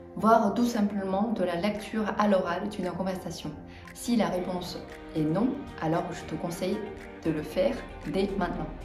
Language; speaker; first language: French; non-native, fluent; Chinese